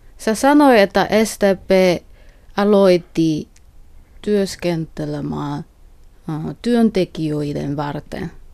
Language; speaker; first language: Finnish; non-native, learner; Korean